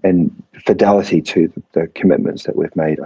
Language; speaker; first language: English; native; English